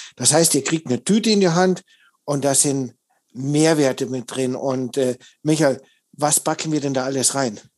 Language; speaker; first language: German; native; German